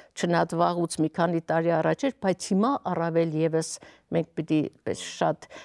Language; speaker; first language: Armenian; native; Armenian